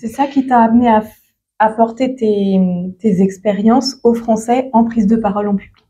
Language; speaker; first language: French; native; French